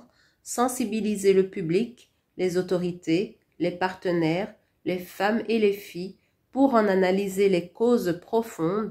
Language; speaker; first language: French; non-native, local second language; Rundi